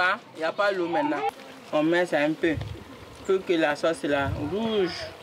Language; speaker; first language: French; non-native, local second language; Mandingo